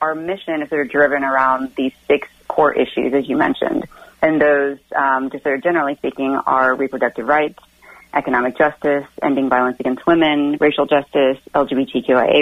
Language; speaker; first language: English; native; English